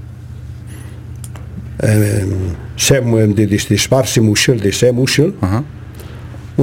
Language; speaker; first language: German; non-native, learner; Spanish